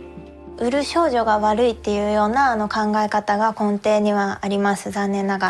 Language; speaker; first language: Japanese; native; Japanese